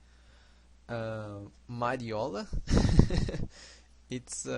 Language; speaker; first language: English; non-native, learner; Portuguese